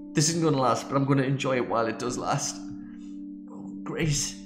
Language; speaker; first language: English; native; English